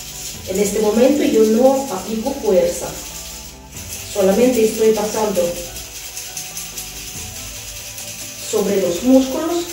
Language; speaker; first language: Spanish; non-native, fluent; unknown